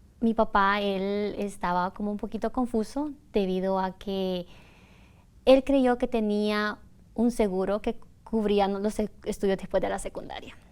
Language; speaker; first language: Spanish; native; Spanish